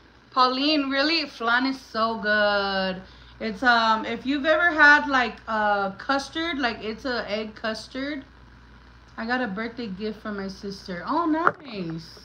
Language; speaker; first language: English; early bilingual, other home language; Spanish